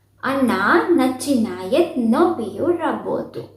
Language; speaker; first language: Russian; non-native, fluent; Sinhala